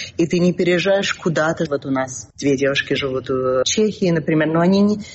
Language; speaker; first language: Russian; early bilingual, heritage; Russian